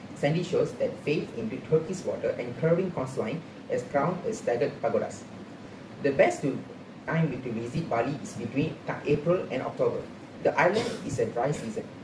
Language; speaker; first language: English; non-native, local second language; Tamil